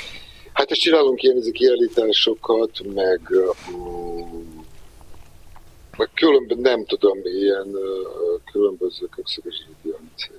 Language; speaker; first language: Hungarian; non-native, fluent; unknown